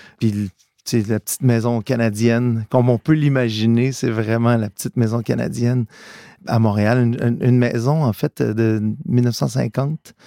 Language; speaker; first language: French; early bilingual, other home language; Italian